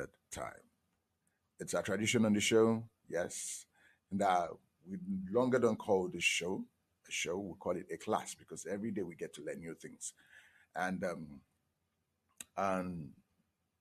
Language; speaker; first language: English; non-native, local second language; Igbo